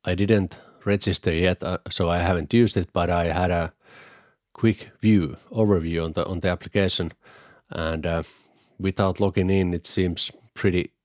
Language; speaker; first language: English; non-native, fluent; Finnish